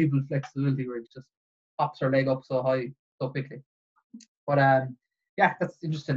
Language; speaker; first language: English; native; English